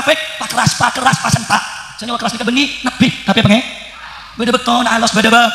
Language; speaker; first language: Indonesian; non-native, local second language; Madurese